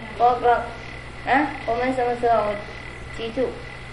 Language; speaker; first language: Chinese; non-native, fluent; Vietnamese